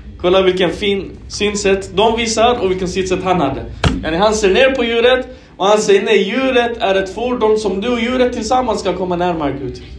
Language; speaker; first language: Swedish; early bilingual, other home language; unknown